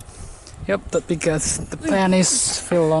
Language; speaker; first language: English; non-native, learner; Indonesian